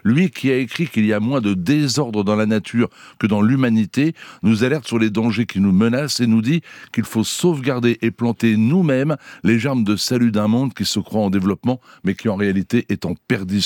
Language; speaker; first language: French; native; French